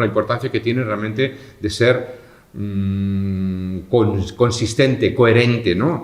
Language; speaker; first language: Spanish; native; Spanish